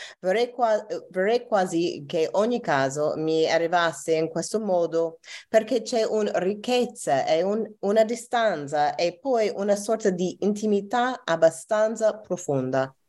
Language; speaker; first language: Italian; non-native, learner; English